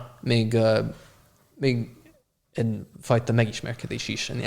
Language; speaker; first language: Hungarian; non-native, fluent; English